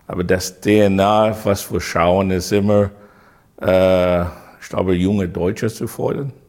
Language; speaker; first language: German; non-native, learner; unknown